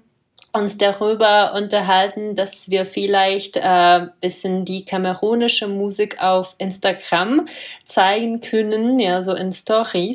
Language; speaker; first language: German; non-native, fluent; Czech